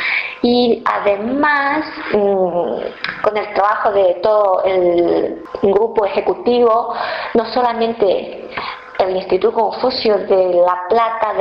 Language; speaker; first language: Spanish; non-native, fluent; Chinese